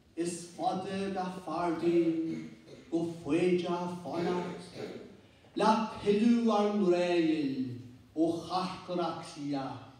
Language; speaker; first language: Irish; native; Irish